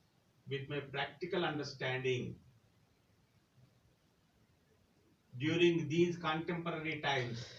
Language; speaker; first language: English; non-native, local second language; Telugu